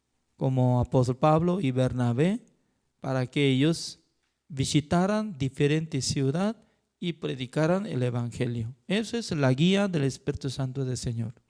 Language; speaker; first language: Spanish; non-native, fluent; Korean